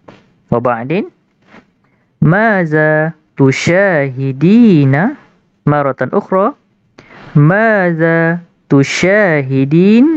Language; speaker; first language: Arabic; non-native, fluent; Malay